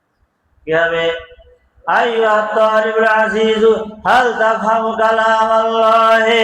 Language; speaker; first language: Arabic; non-native, fluent; Bangla